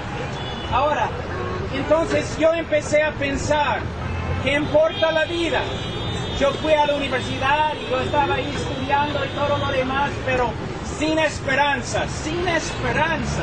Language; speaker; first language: Spanish; non-native, fluent; English